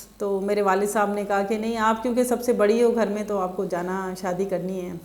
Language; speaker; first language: Urdu; non-native, local second language; Sindhi